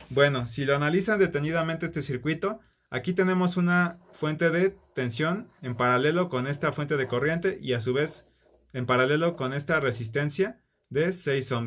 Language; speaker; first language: Spanish; native; Spanish